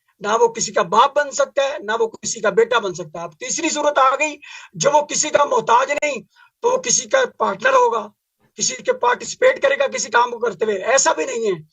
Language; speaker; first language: Urdu; native; Urdu